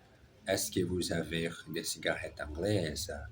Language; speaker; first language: French; non-native, learner; Portuguese